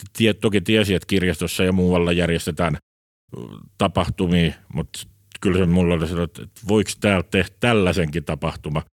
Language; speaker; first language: Finnish; native; Finnish